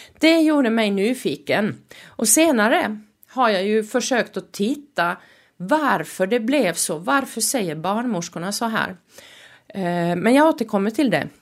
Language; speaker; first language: Swedish; non-native, local second language; Finnish